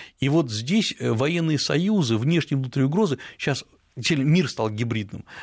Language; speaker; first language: Russian; native; Russian